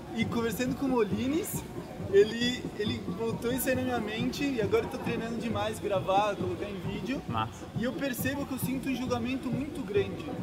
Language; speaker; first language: Portuguese; early bilingual, other home language; Spanish